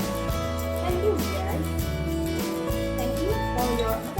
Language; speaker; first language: English; non-native, learner; Indonesian